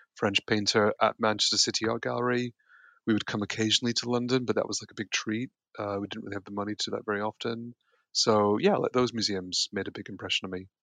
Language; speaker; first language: English; native; English